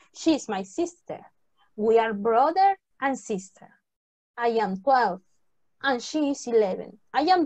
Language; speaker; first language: English; non-native, fluent; Spanish